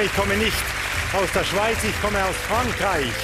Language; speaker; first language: German; non-native, fluent; French